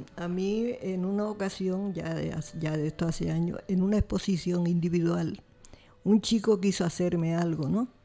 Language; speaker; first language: Spanish; native; Spanish